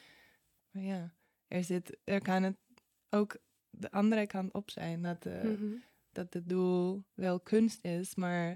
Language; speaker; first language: Dutch; non-native, fluent; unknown